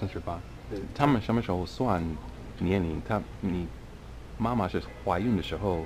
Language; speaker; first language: Chinese; non-native, fluent; English